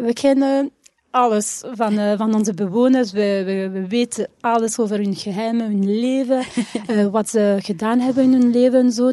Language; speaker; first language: Dutch; non-native, local second language; French